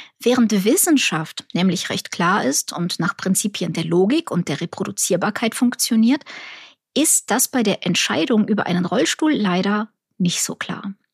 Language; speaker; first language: German; early bilingual, other home language; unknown